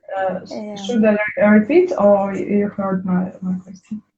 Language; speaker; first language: English; non-native, learner; Russian